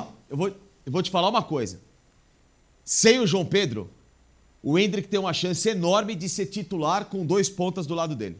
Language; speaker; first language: Portuguese; native; Portuguese